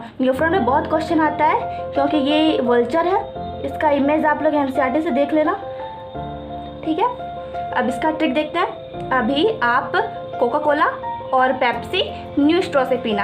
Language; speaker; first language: Hindi; native; Hindi